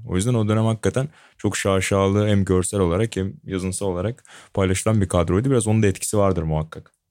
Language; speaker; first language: Turkish; native; Turkish